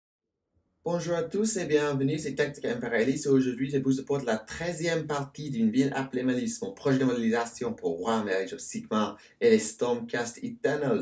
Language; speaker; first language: French; non-native, fluent; English